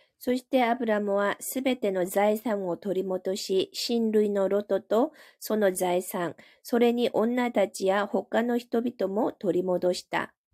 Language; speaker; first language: Japanese; non-native, fluent; Korean